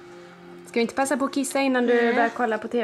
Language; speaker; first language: Swedish; native; Swedish